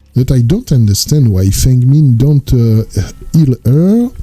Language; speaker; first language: English; non-native, learner; French